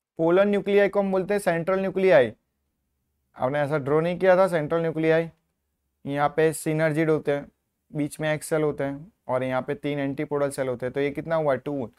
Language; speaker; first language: Hindi; non-native, local second language; Gujarati